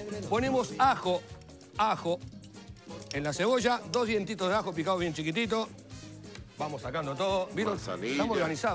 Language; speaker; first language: Spanish; native; Spanish